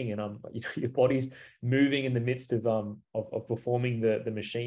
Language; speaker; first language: English; native; English